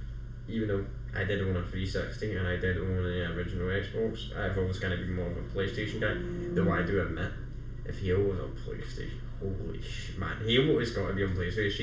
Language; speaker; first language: English; native; English